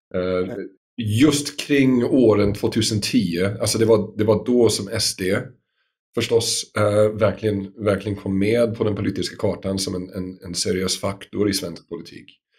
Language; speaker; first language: Swedish; non-native, fluent; English